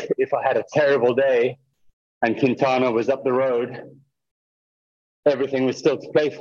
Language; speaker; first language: English; native; English